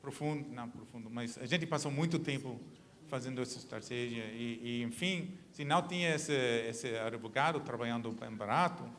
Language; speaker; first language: Portuguese; non-native, learner; English